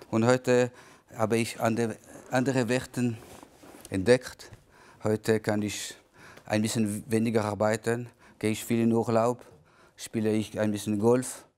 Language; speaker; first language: German; non-native, local second language; French